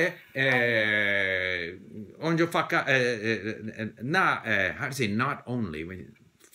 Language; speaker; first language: Persian; non-native, learner; English